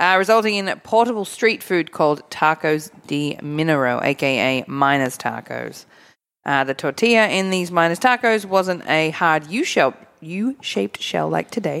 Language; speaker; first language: English; native; English